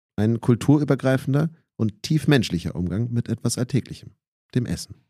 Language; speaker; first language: German; native; German